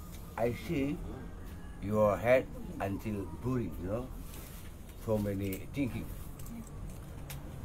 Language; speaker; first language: English; non-native, learner; Balinese